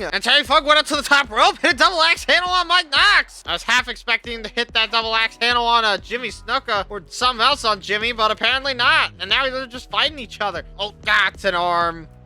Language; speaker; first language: English; native; English